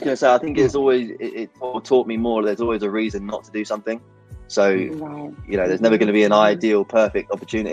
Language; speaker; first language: English; native; English